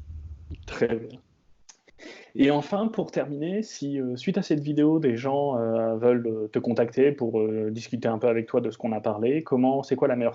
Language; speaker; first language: French; native; French